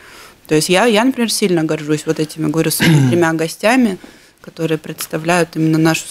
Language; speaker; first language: Russian; native; Russian